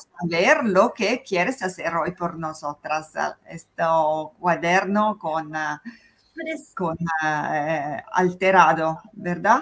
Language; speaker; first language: Spanish; non-native, fluent; Italian